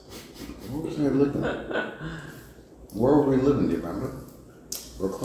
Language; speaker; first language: English; native; English